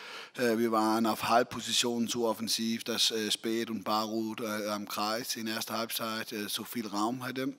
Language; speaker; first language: German; non-native, fluent; Danish